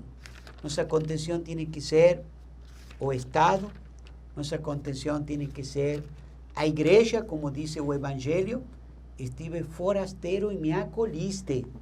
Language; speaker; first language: Portuguese; non-native, learner; Spanish